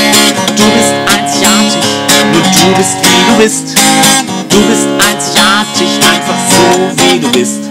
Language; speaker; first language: German; native; German